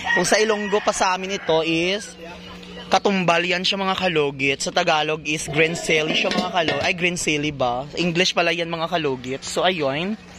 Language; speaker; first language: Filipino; non-native, local second language; Hiligaynon